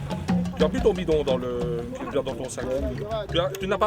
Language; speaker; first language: French; non-native, local second language; Dutch